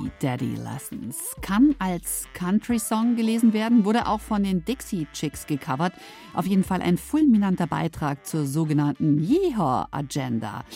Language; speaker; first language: German; native; German